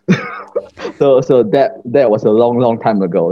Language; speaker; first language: English; non-native, local second language; Chinese